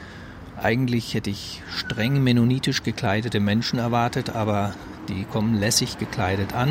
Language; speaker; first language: German; native; German